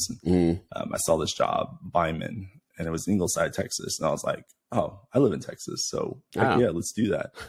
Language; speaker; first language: English; native; English